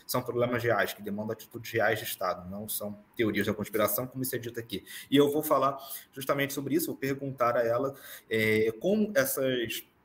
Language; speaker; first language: Portuguese; native; Portuguese